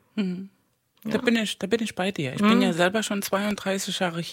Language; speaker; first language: German; non-native, fluent; Spanish